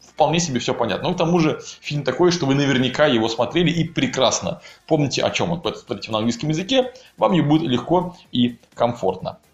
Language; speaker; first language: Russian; native; Russian